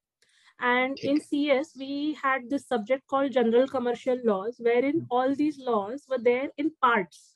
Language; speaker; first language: English; non-native, local second language; Marathi